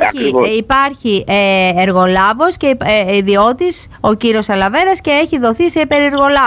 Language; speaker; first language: Greek; native; Greek